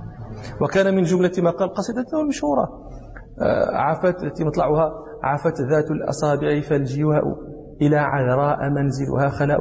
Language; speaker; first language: Arabic; native; Arabic